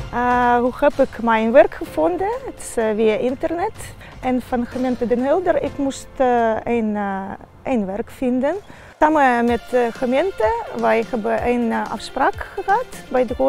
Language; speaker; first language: Dutch; non-native, learner; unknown